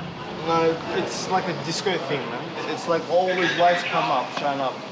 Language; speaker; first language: English; native; English